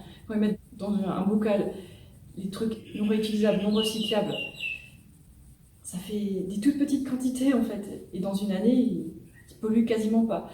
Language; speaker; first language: French; native; French